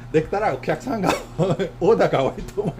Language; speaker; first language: Japanese; non-native, fluent; Swedish